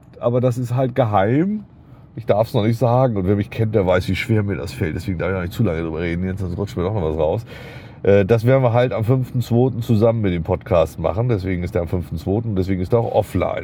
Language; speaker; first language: German; native; German